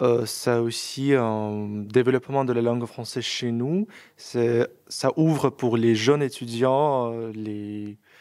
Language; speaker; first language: French; non-native, fluent; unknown